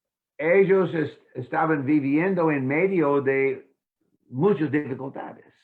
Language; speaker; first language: Spanish; non-native, fluent; English